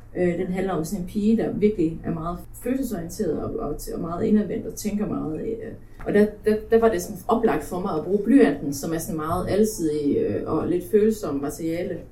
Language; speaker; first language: Danish; early bilingual, other home language; Polish